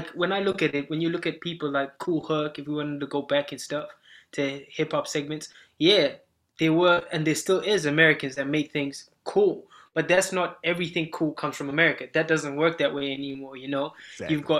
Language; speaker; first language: English; non-native, local second language; Shona